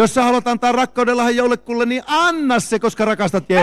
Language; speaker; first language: Finnish; native; Finnish